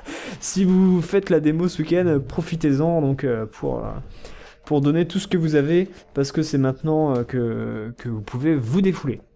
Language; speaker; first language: French; native; French